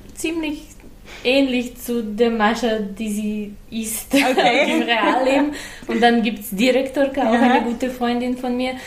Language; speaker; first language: German; non-native, fluent; Serbian